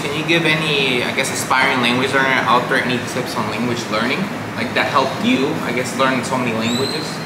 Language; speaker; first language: English; native; English